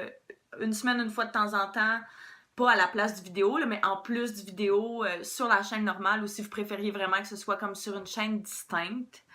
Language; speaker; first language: French; native; French